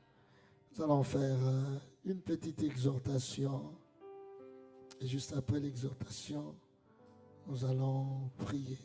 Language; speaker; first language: French; non-native, local second language; Lingala